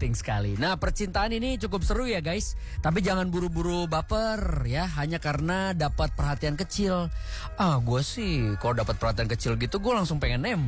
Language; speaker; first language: Indonesian; native; Indonesian